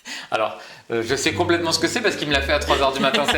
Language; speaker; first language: French; native; French